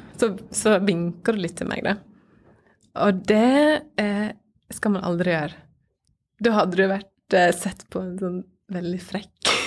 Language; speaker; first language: Norwegian; native; Norwegian